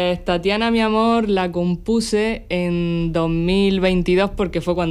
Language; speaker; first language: Spanish; native; Spanish